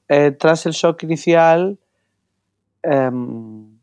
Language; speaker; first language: Spanish; non-native, fluent; Greek